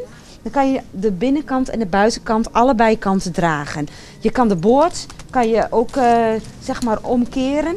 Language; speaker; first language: Dutch; native; Dutch